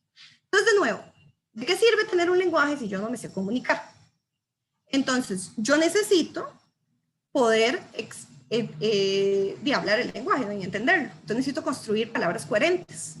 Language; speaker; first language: Spanish; native; Spanish